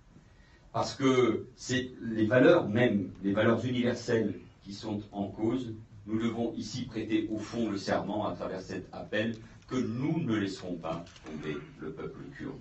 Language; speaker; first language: French; native; French